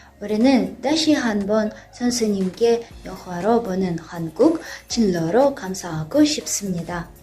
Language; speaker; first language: Korean; non-native, learner; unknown